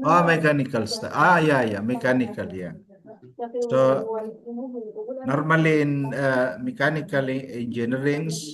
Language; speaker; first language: English; non-native, learner; Indonesian